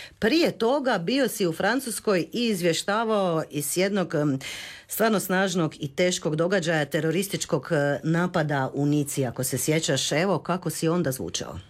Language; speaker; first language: Croatian; native; Croatian